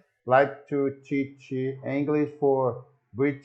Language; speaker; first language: English; non-native, learner; Portuguese